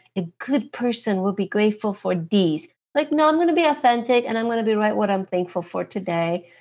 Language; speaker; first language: English; non-native, fluent; Turkish